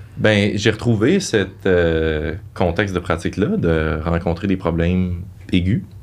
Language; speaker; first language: French; native; French